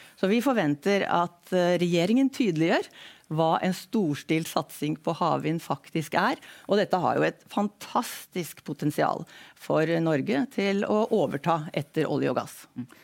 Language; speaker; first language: Norwegian; native; Norwegian